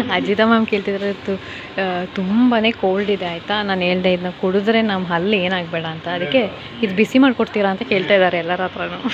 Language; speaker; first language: Kannada; non-native, local second language; Malayalam